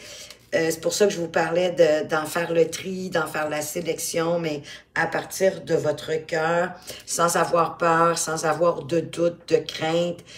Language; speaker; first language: French; native; French